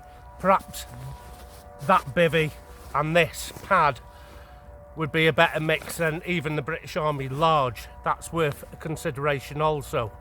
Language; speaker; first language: English; native; English